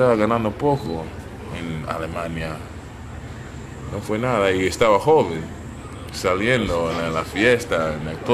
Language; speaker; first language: Spanish; non-native, learner; English